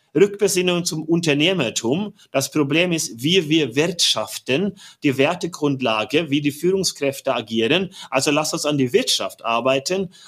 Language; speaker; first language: German; non-native, fluent; Norwegian